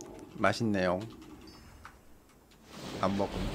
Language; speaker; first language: Korean; native; Korean